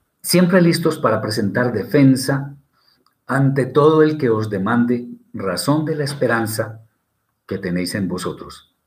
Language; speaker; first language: Spanish; native; Spanish